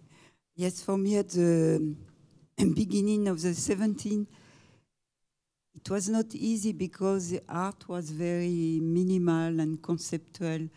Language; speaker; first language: English; non-native, fluent; French